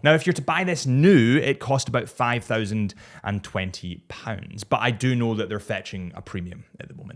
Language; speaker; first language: English; native; English